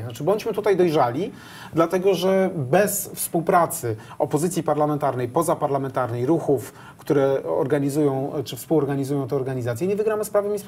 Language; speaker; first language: Polish; native; Polish